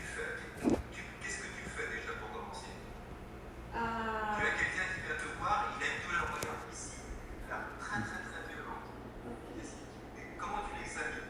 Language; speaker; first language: French; native; French